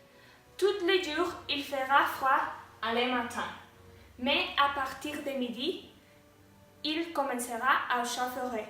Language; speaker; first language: French; non-native, learner; Spanish